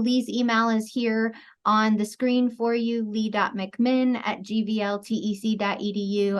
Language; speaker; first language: English; native; English